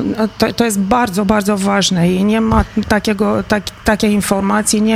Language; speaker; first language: Polish; non-native, fluent; Romanian